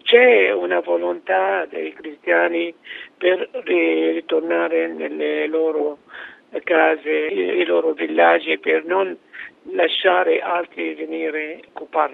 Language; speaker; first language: Italian; non-native, fluent; Arabic